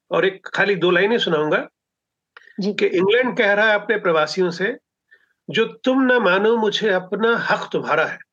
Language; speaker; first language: Hindi; non-native, local second language; Punjabi